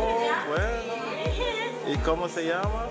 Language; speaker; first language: Spanish; non-native, learner; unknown